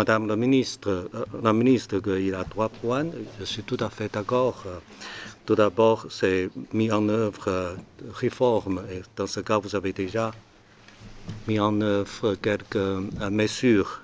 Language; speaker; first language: French; non-native, learner; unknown